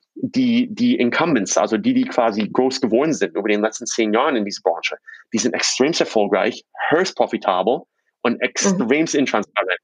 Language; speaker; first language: German; non-native, fluent; English